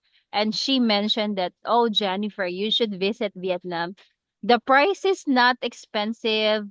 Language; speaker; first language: English; non-native, local second language; Cebuano